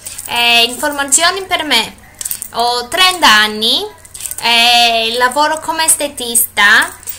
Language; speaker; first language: Italian; non-native, learner; Greek